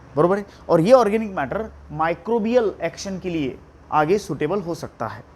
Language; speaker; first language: Hindi; non-native, local second language; Marathi